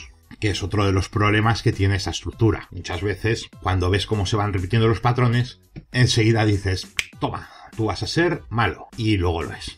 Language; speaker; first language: Spanish; native; Spanish